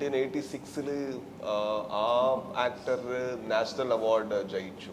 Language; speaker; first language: Malayalam; non-native, learner; Kannada